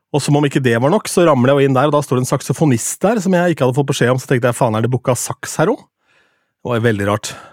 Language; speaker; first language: Norwegian; native; Norwegian